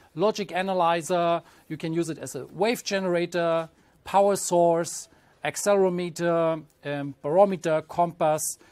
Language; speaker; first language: English; non-native, fluent; German